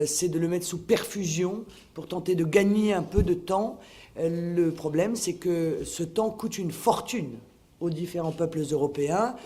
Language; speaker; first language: French; native; French